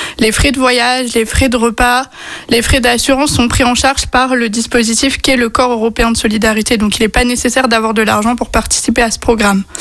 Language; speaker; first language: French; native; French